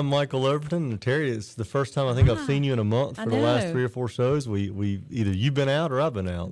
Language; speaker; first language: English; native; English